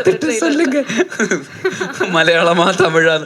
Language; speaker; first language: Tamil; non-native, learner; Malayalam